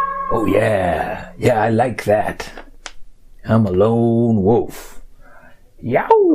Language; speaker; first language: English; native; English